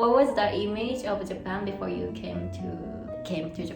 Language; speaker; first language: English; non-native, learner; Japanese